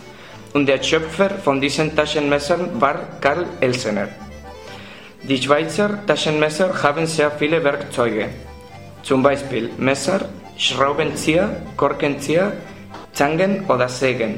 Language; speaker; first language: German; non-native, learner; Spanish